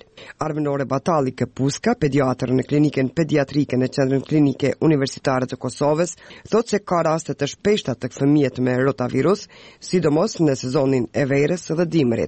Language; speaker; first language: Albanian; native; Albanian